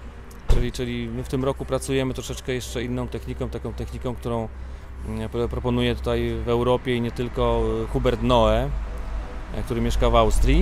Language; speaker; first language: Polish; native; Polish